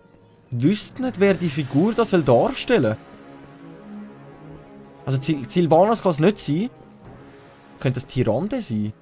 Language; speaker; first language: German; native; German